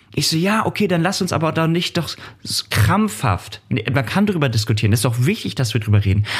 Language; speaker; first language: German; native; German